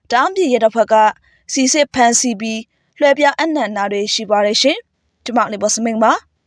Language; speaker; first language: Burmese; non-native, local second language; Shwe Palaung